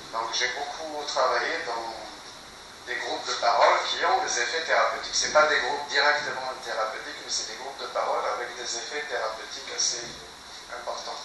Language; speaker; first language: French; non-native, local second language; Kabyle